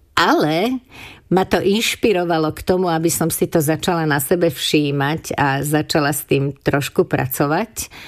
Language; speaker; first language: Slovak; non-native, local second language; Hungarian